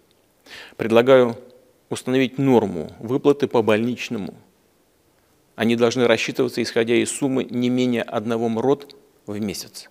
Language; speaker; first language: Russian; native; Russian